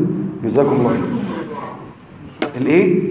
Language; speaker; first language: Arabic; native; Arabic